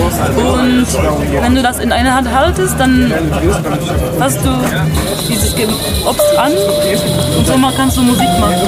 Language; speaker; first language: German; non-native, fluent; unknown